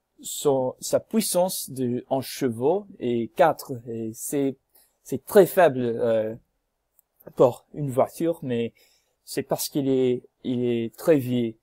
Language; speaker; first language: French; non-native, learner; English